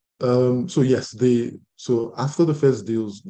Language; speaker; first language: English; non-native, local second language; Yoruba